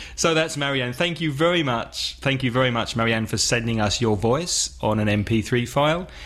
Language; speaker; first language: English; native; English